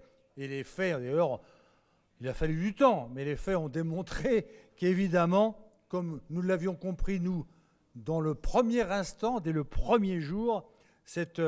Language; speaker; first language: French; native; French